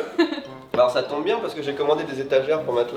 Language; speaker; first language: French; native; French